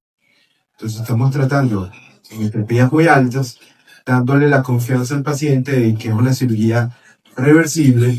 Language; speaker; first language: Spanish; native; Spanish